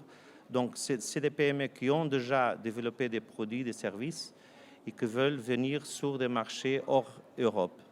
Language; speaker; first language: French; non-native, fluent; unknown